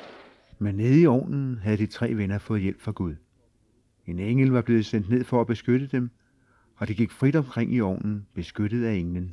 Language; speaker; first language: Danish; native; Danish